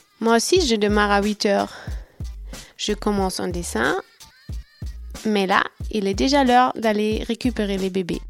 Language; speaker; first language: French; non-native, fluent; German